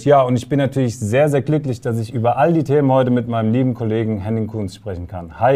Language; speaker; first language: German; native; German